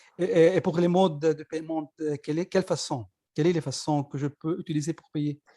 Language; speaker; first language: French; non-native, learner; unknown